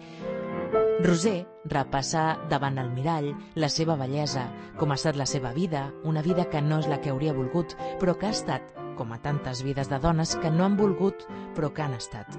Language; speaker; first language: Catalan; native; Catalan